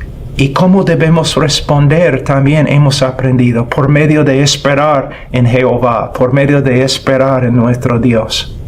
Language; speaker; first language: Spanish; non-native, fluent; English